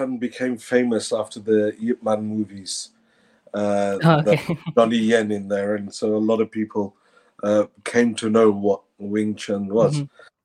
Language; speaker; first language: English; native; English